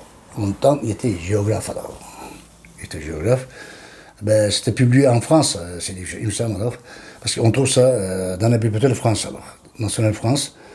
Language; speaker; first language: French; non-native, learner; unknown